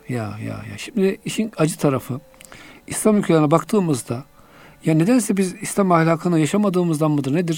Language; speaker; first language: Turkish; native; Turkish